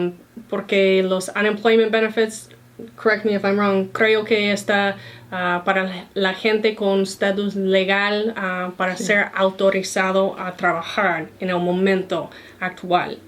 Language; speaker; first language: Spanish; non-native, fluent; English